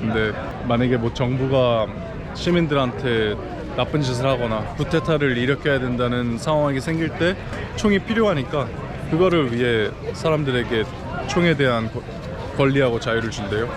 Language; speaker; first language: Korean; early bilingual, heritage; Korean